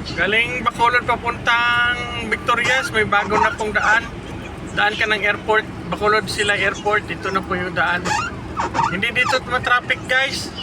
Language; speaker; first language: Filipino; non-native, local second language; Hiligaynon